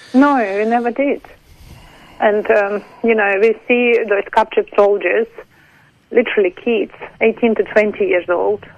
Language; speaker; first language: English; non-native, fluent; Ukrainian